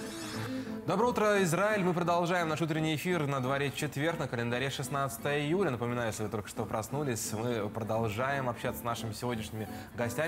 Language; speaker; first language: Russian; native; Russian